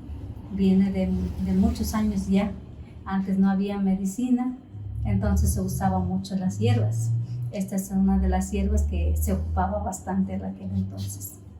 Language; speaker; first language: Spanish; native; Spanish